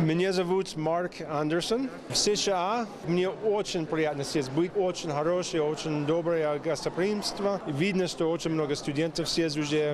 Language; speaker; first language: Russian; non-native, fluent; English